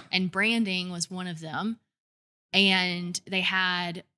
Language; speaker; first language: English; native; English